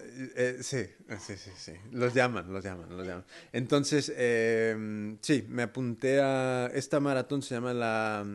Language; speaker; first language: Spanish; early bilingual, heritage; Spanish